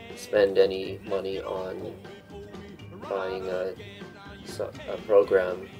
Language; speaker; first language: English; native; English